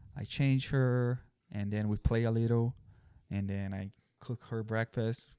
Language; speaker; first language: English; non-native, fluent; Portuguese